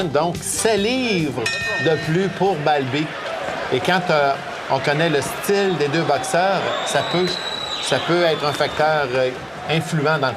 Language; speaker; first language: French; native; French